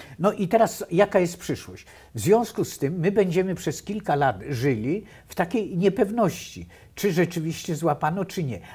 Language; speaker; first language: Polish; native; Polish